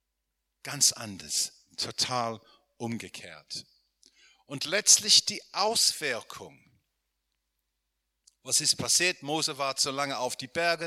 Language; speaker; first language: German; non-native, fluent; English